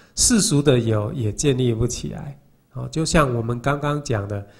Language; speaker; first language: Chinese; native; Chinese